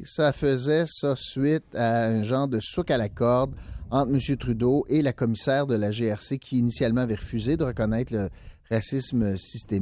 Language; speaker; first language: French; native; French